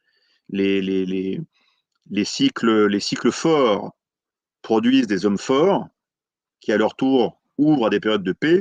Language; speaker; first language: French; native; French